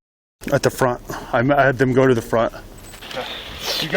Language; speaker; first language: English; native; English